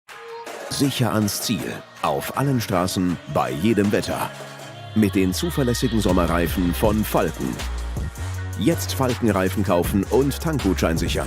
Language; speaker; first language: German; native; German